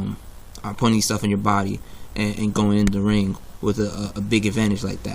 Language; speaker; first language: English; native; English